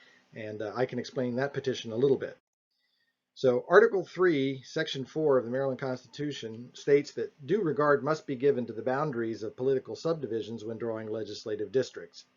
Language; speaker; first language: English; native; English